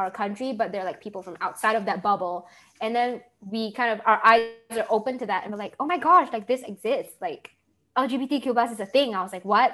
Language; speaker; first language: English; non-native, local second language; Malay